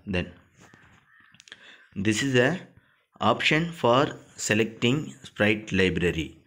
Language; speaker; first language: English; non-native, local second language; Tamil